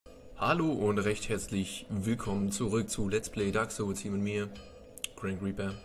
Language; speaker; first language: German; native; German